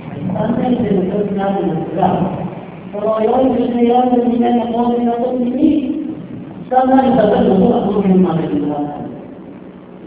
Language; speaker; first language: Japanese; native; Japanese